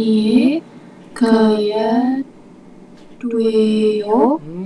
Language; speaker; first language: Korean; non-native, learner; Indonesian